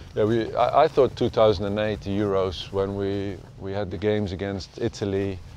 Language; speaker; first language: English; non-native, fluent; Dutch